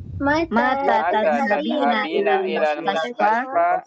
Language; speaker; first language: Arabic; non-native, learner; Indonesian